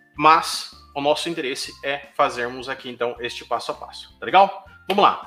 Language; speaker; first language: Portuguese; native; Portuguese